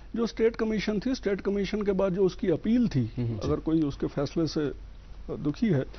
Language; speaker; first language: Hindi; native; Hindi